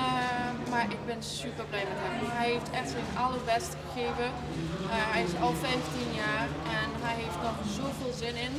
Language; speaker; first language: Dutch; non-native, fluent; French